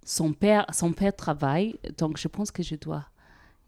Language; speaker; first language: French; non-native, learner; English